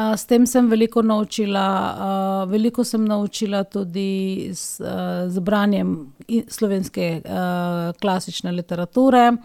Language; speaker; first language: Slovenian; non-native, fluent; Hindi